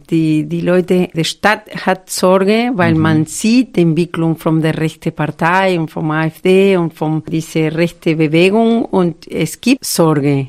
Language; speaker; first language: German; non-native, fluent; Spanish